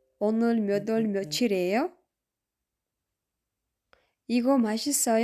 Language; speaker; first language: Korean; non-native, fluent; Kyrgyz